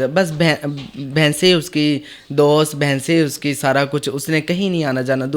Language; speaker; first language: Urdu; non-native, local second language; Punjabi